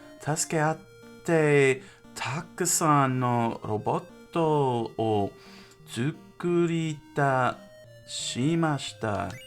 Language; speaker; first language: Japanese; non-native, learner; English